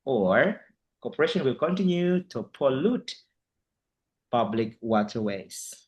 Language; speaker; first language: English; non-native, fluent; Indonesian